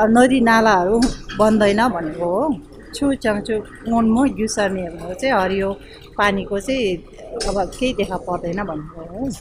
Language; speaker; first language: Nepali; non-native, local second language; Sherpa